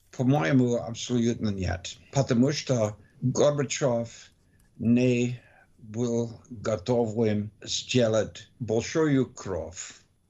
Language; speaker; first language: Russian; non-native, learner; English